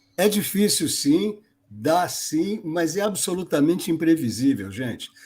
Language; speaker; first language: Portuguese; native; Portuguese